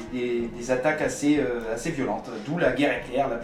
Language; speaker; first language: French; native; French